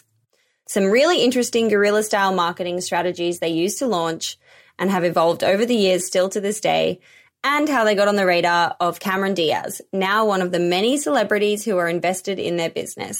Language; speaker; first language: English; native; English